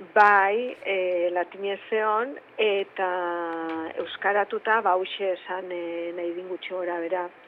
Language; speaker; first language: Basque; native; Basque